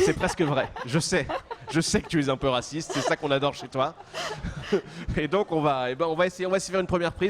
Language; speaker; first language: French; native; French